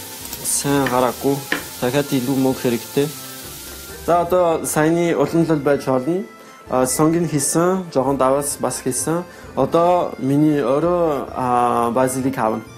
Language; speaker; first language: Mongolian; non-native, learner; French